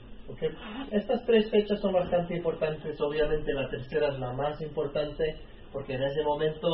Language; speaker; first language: Spanish; native; Spanish